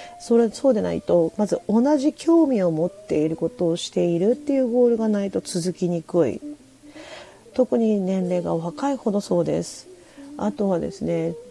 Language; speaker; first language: Japanese; native; Japanese